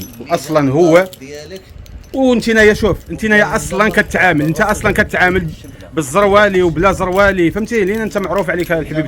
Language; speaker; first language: Arabic; native; Arabic